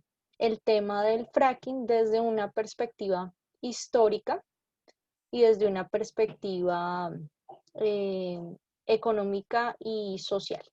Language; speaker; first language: Spanish; native; Spanish